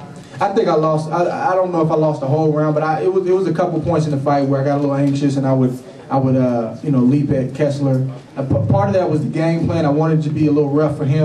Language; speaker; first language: English; native; English